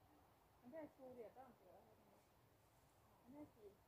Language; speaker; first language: Swedish; non-native, learner; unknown